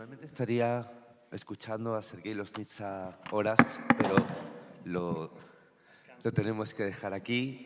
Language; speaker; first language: Spanish; native; Spanish